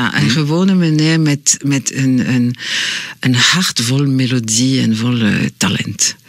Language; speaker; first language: Dutch; non-native, learner; French